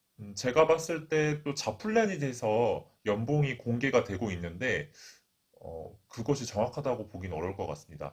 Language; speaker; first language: Korean; native; Korean